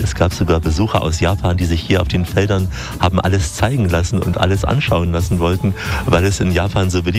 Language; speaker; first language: German; native; German